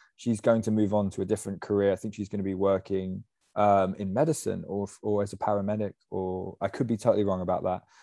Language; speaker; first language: English; native; English